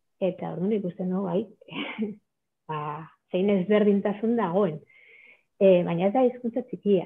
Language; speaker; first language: Basque; non-native, local second language; Spanish